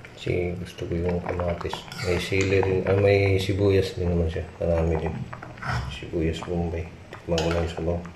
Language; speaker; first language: Filipino; non-native, local second language; Cebuano